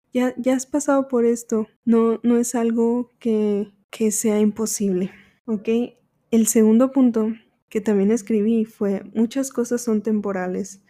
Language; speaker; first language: Spanish; early bilingual, heritage; Spanish